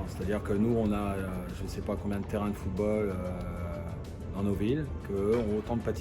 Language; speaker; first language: French; native; French